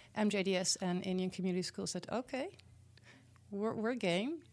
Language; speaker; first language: English; non-native, fluent; Dutch